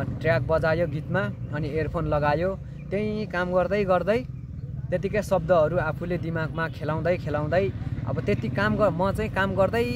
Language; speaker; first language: Nepali; non-native, local second language; Limbu